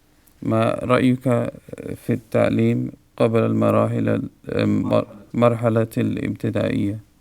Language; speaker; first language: Arabic; non-native, learner; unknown